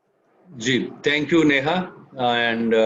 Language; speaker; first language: Hindi; native; Hindi